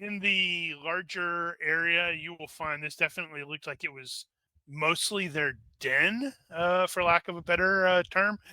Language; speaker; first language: English; native; English